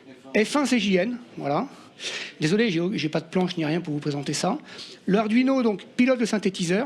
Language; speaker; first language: French; native; French